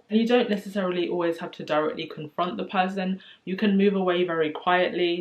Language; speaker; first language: English; native; English